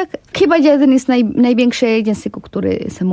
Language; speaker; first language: Polish; non-native, fluent; Spanish